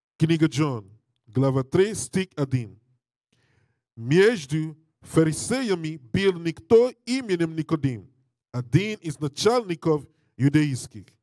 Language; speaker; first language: Russian; non-native, learner; English